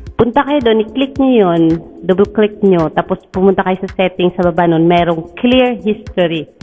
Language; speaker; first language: Filipino; native; Filipino